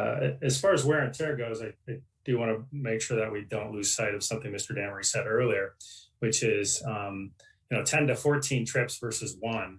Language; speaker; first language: English; native; English